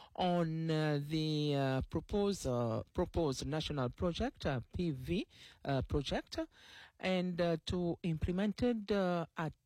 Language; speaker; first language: English; non-native, local second language; Seselwa Creole French